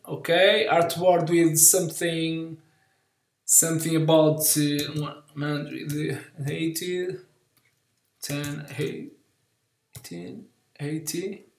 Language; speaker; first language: English; non-native, learner; Portuguese